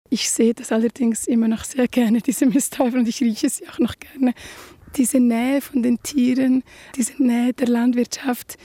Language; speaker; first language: German; non-native, local second language; Romansh